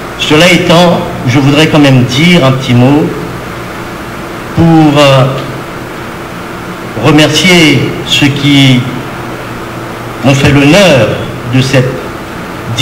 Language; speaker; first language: French; non-native, local second language; Haitian Creole